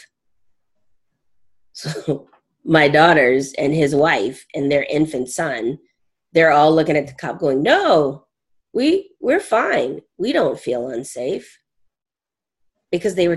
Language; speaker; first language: English; native; English